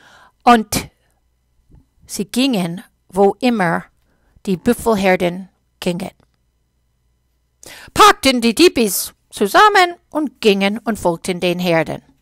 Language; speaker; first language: German; non-native, fluent; English